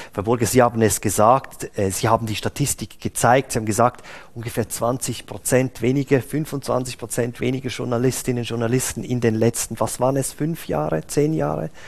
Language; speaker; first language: German; native; German